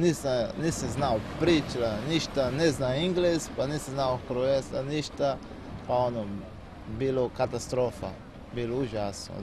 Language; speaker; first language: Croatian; non-native, learner; Portuguese